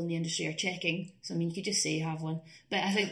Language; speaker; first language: English; native; English